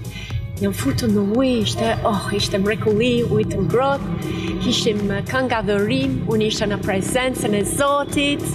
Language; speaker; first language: Albanian; non-native, learner; English